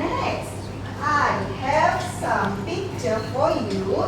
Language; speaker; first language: English; non-native, local second language; Indonesian